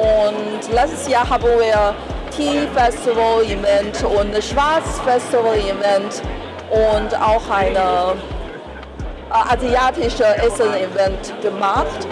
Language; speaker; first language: German; non-native, learner; Chinese